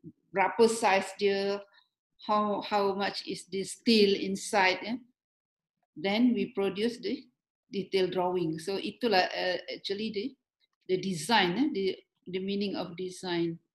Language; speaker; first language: English; non-native, local second language; Malay